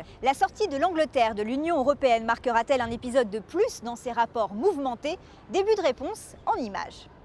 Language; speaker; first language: French; native; French